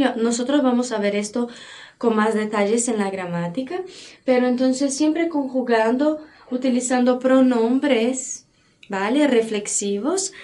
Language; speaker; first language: Spanish; non-native, fluent; Portuguese